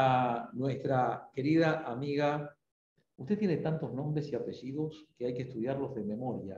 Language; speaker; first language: Spanish; native; Spanish